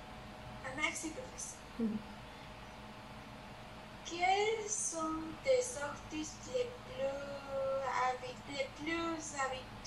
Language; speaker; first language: French; non-native, learner; Spanish